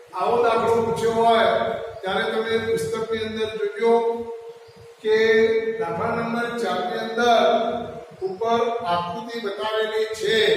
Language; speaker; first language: Gujarati; native; Gujarati